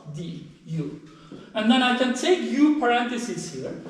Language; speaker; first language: English; non-native, fluent; Turkish